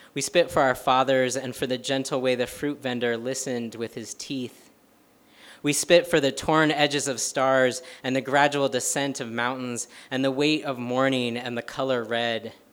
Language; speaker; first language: English; native; English